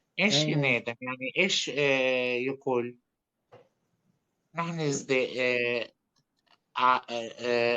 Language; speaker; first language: Arabic; non-native, learner; Turkish